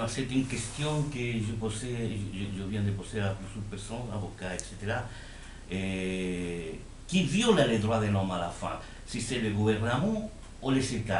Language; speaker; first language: French; non-native, fluent; Spanish